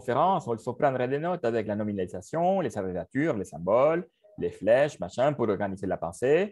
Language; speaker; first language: French; non-native, fluent; Spanish